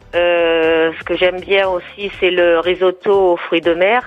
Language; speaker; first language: French; native; French